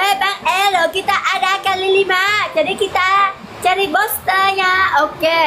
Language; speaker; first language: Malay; non-native, fluent; Vietnamese